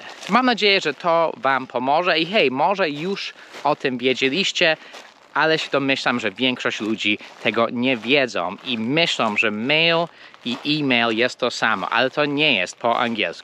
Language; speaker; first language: Polish; non-native, fluent; English